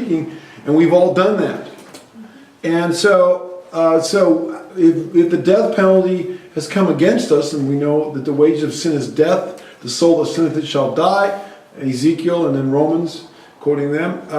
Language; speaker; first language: English; native; English